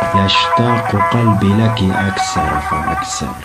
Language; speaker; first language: Arabic; non-native, local second language; Kurdish